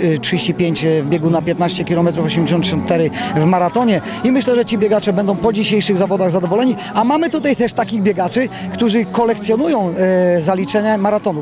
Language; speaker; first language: Polish; native; Polish